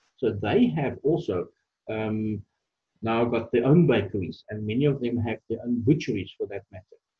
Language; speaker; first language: English; non-native, local second language; Afrikaans